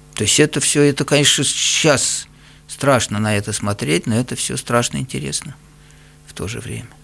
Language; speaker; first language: Russian; native; Russian